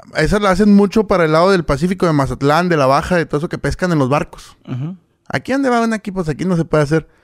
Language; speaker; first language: Spanish; native; Spanish